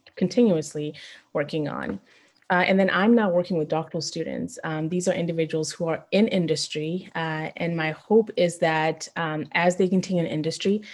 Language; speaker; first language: English; non-native, local second language; Shona